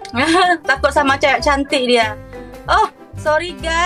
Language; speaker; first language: Indonesian; native; Indonesian